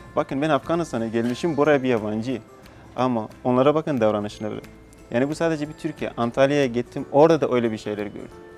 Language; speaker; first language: Turkish; non-native, fluent; Persian